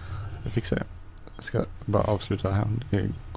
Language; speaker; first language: Swedish; native; Swedish